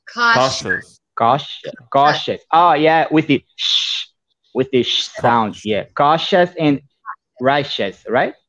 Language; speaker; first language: English; non-native, fluent; Portuguese